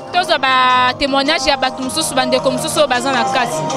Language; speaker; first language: French; non-native, local second language; Lingala